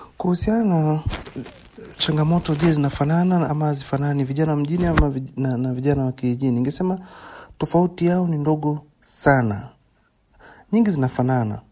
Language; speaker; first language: Swahili; native; Swahili